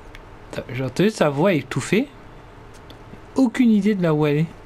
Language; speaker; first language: French; native; French